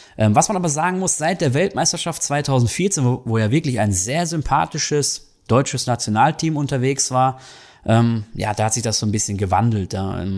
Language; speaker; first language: German; native; German